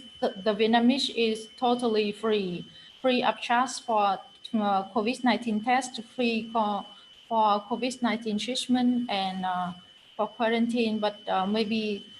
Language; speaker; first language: English; non-native, fluent; Vietnamese